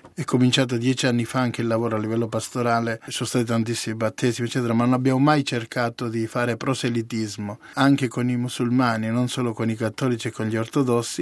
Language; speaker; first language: Italian; native; Italian